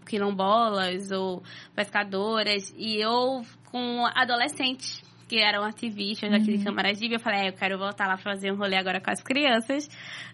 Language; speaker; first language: Portuguese; native; Portuguese